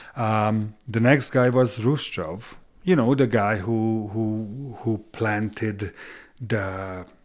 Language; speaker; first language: English; non-native, fluent; Hungarian